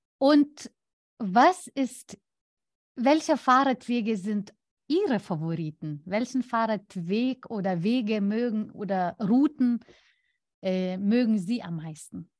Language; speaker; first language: German; non-native, fluent; Lithuanian